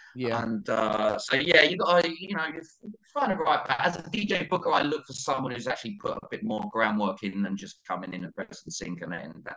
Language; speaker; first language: English; native; English